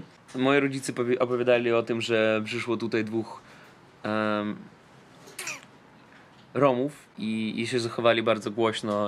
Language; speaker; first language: Polish; non-native, fluent; Russian